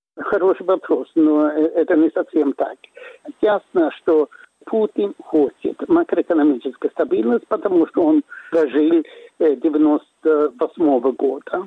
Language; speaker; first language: Russian; non-native, fluent; Swedish